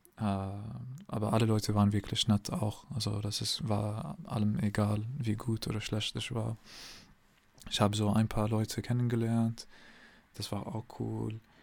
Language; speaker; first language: German; non-native, learner; English